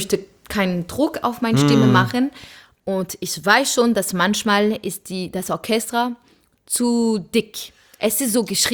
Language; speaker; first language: German; non-native, fluent; French